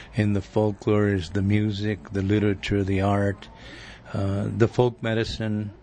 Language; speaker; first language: English; early bilingual, other home language; Spanish